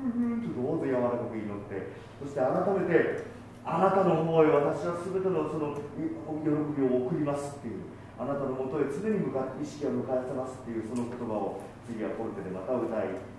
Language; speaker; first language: Japanese; native; Japanese